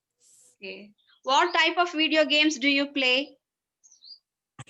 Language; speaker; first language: English; non-native, local second language; Telugu